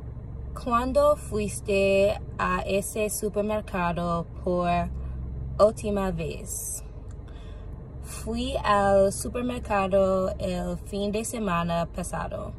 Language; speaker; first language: Spanish; non-native, learner; English